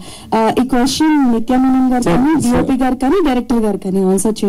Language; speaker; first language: Telugu; non-native, fluent; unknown